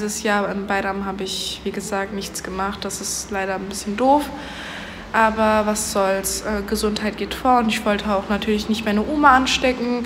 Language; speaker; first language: German; early bilingual, other home language; Turkish